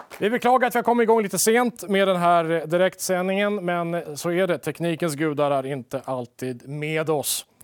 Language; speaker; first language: Swedish; native; Swedish